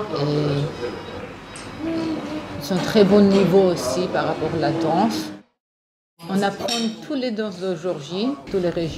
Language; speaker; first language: French; non-native, fluent; Georgian